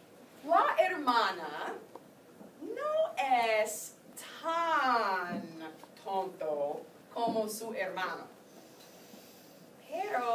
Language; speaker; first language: Spanish; non-native, fluent; English